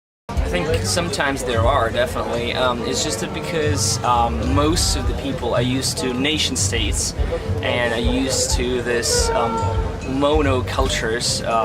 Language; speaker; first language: English; non-native, fluent; Russian